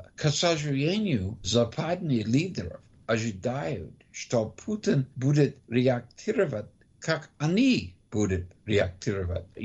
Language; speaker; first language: Russian; non-native, learner; English